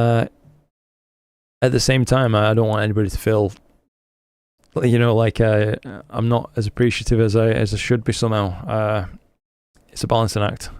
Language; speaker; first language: English; native; English